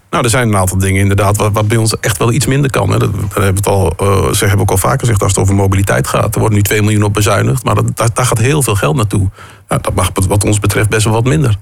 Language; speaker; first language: Dutch; native; Dutch